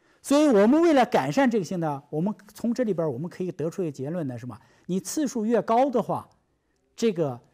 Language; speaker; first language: Chinese; native; Chinese